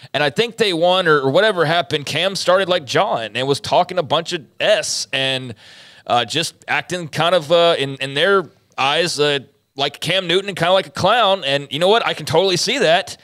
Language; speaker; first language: English; native; English